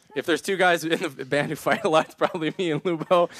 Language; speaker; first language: English; native; English